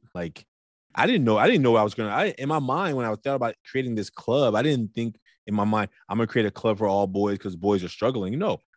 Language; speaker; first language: English; native; English